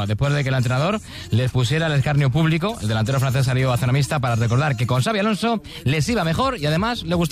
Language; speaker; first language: Spanish; native; Spanish